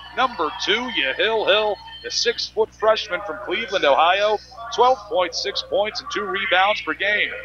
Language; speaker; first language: English; native; English